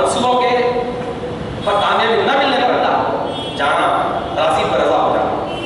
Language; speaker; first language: Urdu; native; Urdu